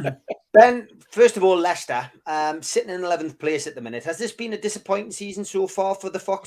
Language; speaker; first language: English; native; English